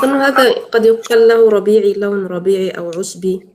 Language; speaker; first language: Arabic; native; Arabic